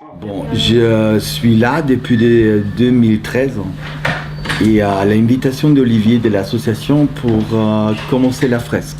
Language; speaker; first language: French; non-native, fluent; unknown